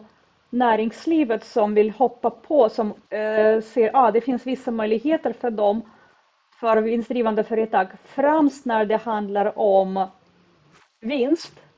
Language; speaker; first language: Swedish; non-native, fluent; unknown